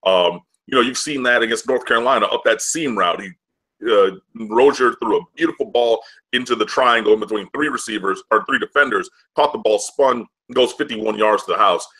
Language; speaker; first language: English; native; English